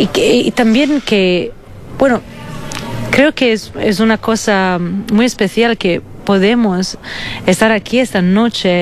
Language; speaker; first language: Spanish; non-native, fluent; Italian